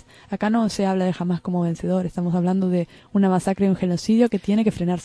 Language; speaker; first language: Spanish; native; Spanish